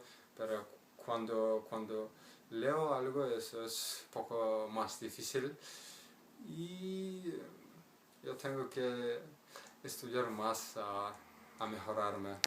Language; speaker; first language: Spanish; non-native, learner; Kazakh